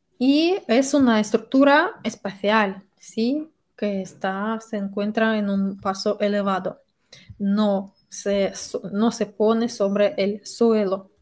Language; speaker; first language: Spanish; non-native, fluent; Russian